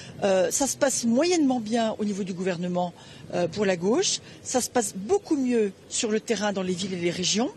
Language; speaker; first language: French; native; French